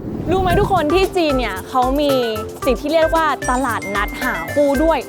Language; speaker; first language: Thai; native; Thai